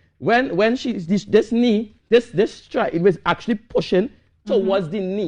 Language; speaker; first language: English; native; English